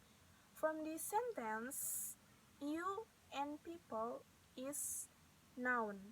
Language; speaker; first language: English; non-native, learner; Indonesian